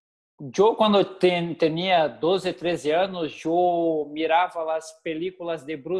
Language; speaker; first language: Spanish; non-native, learner; Portuguese